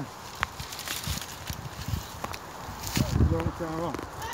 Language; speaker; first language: Swedish; native; Swedish